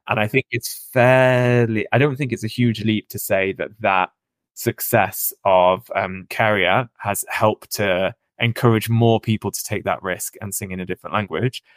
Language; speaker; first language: English; native; English